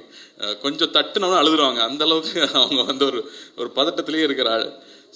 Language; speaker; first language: Tamil; native; Tamil